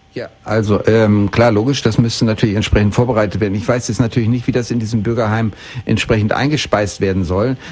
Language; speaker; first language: German; native; German